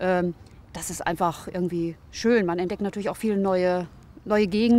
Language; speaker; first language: German; native; German